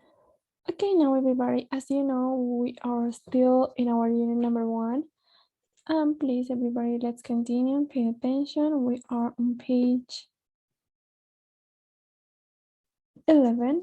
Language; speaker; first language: English; non-native, fluent; Spanish